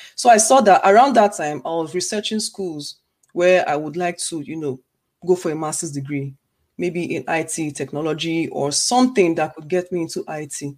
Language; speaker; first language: English; non-native, local second language; Igbo